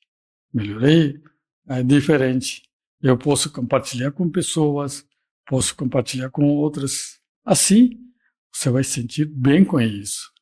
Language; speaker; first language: Portuguese; non-native, fluent; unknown